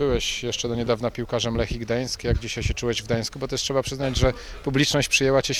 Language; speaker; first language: Polish; native; Polish